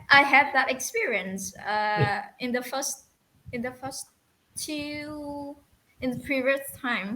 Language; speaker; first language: English; non-native, fluent; Vietnamese